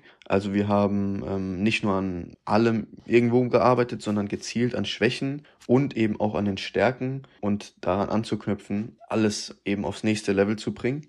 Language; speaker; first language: German; native; German